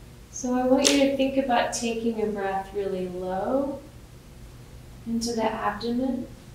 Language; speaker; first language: English; native; English